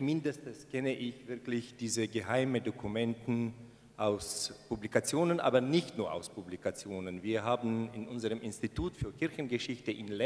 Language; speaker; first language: German; non-native, fluent; Ukrainian